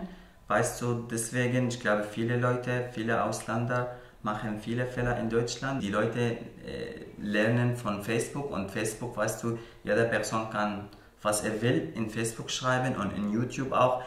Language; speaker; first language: German; non-native, learner; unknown